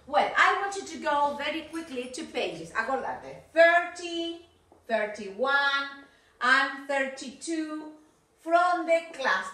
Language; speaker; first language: English; non-native, fluent; Spanish